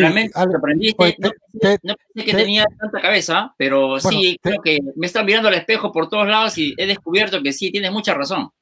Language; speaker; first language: Spanish; native; Spanish